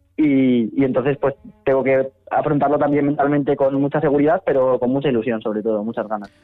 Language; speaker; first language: Spanish; native; Spanish